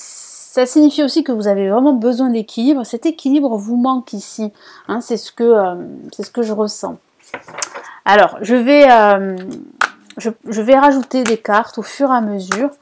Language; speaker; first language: French; native; French